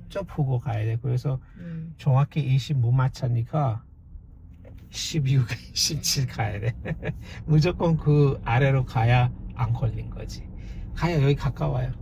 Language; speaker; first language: Korean; non-native, fluent; Persian